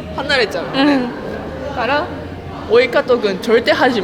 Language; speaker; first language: Korean; non-native, fluent; Japanese